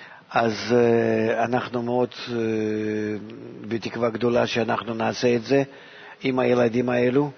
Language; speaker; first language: Hebrew; non-native, fluent; Russian